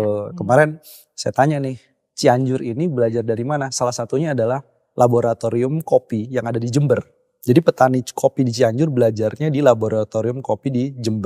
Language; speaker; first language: Indonesian; native; Indonesian